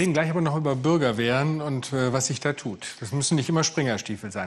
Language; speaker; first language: German; native; German